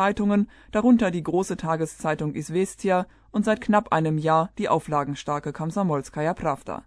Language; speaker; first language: German; native; German